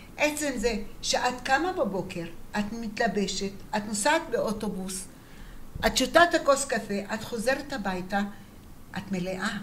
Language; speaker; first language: Hebrew; early bilingual, other home language; Arabic